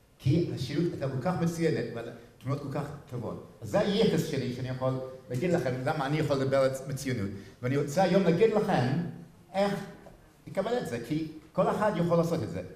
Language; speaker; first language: Hebrew; non-native, fluent; English